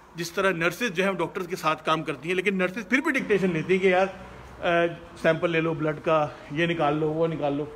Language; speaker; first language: Urdu; native; Urdu